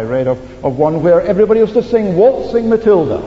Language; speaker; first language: English; native; English